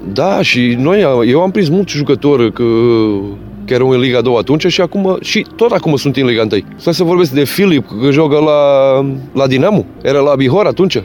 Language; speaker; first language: Romanian; non-native, fluent; Portuguese